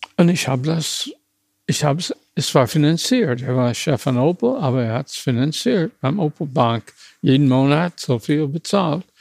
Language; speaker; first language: German; non-native, fluent; English